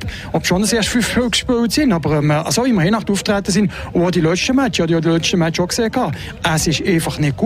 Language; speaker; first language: German; native; German